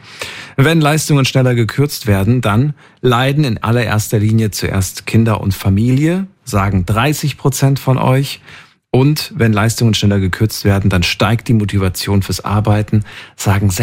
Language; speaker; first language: German; native; German